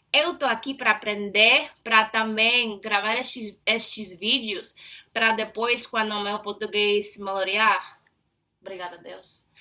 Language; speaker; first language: Portuguese; non-native, fluent; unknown